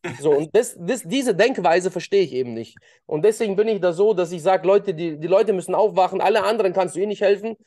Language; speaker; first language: German; early bilingual, other home language; Russian